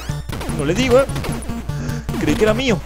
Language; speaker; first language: Spanish; native; Spanish